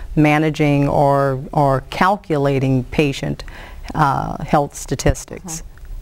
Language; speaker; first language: English; native; English